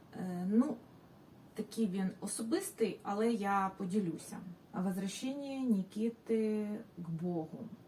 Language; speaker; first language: Ukrainian; non-native, local second language; Russian